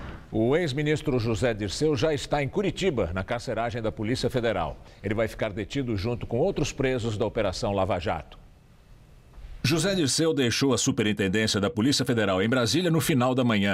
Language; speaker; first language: Portuguese; native; Portuguese